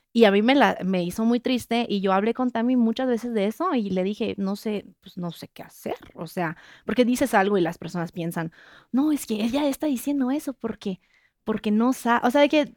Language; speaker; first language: Spanish; non-native, fluent; French